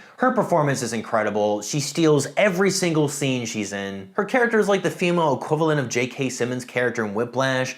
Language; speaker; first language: English; native; English